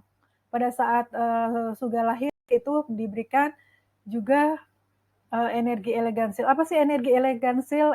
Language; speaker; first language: Indonesian; native; Indonesian